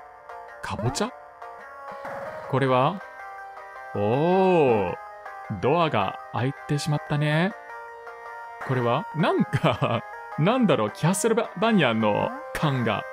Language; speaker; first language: Japanese; non-native, fluent; English